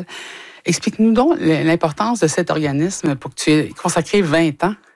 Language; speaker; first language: French; native; French